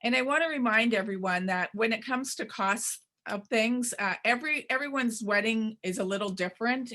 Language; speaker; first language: English; native; English